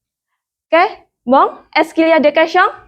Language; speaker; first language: French; non-native, fluent; Indonesian